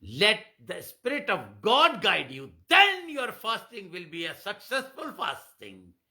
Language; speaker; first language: English; non-native, local second language; Hindi